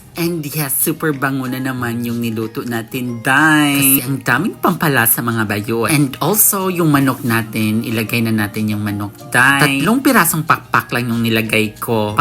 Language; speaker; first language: Filipino; non-native, local second language; Cebuano